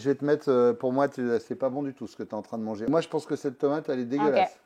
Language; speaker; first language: French; native; French